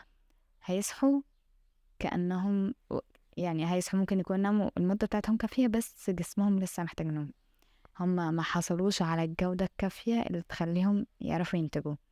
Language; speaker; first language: Arabic; native; Arabic